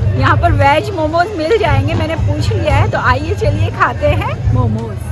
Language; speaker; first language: Hindi; native; Hindi